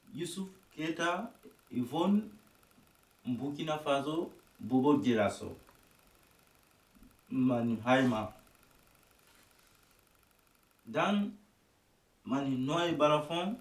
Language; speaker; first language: German; non-native, learner; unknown